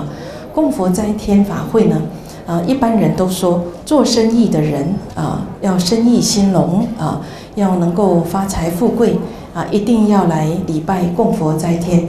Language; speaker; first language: Chinese; native; Chinese